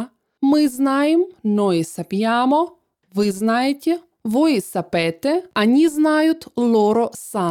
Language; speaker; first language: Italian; non-native, fluent; Russian